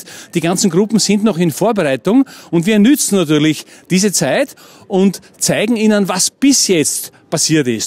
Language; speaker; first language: German; native; German